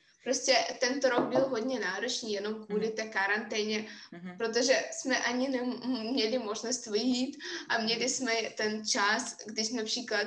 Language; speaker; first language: Czech; non-native, fluent; Russian